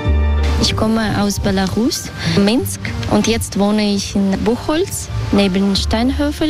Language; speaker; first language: German; non-native, fluent; Russian